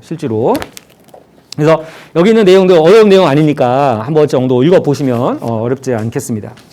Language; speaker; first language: Korean; native; Korean